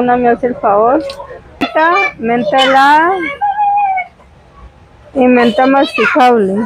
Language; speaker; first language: Spanish; native; Spanish